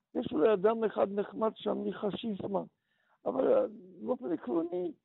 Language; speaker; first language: Hebrew; early bilingual, other home language; Polish